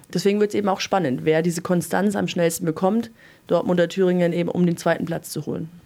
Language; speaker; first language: German; native; German